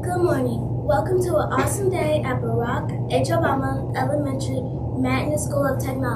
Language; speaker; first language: English; native; English